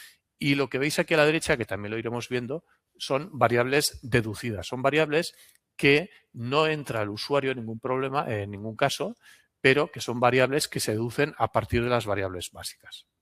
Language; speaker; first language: Spanish; non-native, local second language; Catalan